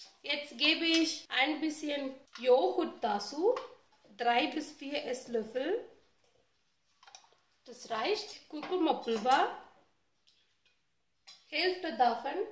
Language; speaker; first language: German; non-native, learner; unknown